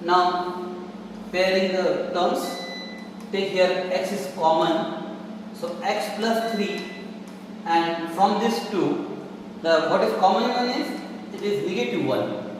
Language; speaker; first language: English; non-native, local second language; Marathi